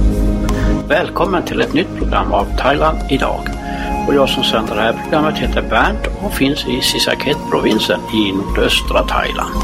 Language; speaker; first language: Swedish; native; Swedish